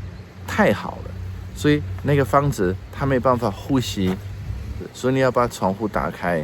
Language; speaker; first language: Chinese; non-native, fluent; Dutch